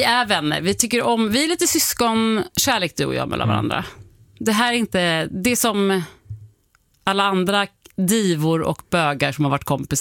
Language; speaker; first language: Swedish; native; Swedish